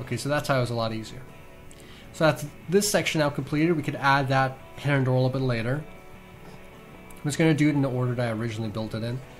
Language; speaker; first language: English; native; English